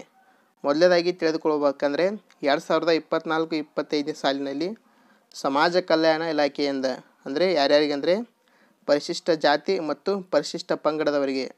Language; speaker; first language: Kannada; native; Kannada